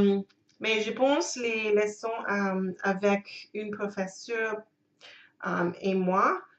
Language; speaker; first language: French; non-native, learner; English